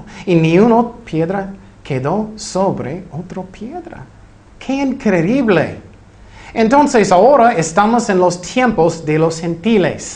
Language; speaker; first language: Spanish; non-native, fluent; English